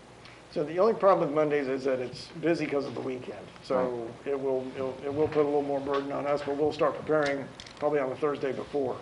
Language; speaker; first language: English; native; English